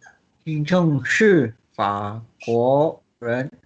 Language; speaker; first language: Chinese; non-native, learner; French